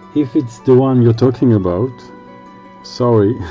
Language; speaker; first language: English; non-native, fluent; French